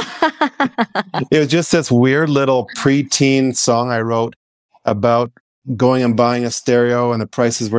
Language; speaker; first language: English; native; English